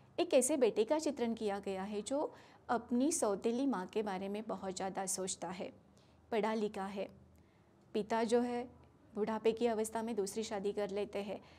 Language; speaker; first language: Hindi; non-native, local second language; Marathi